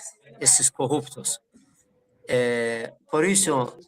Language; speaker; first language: Portuguese; non-native, fluent; Persian